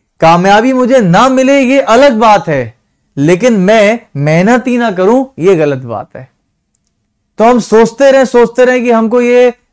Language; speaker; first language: Hindi; native; Hindi